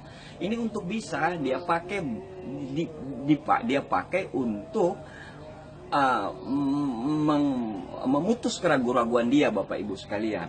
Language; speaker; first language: Indonesian; native; Indonesian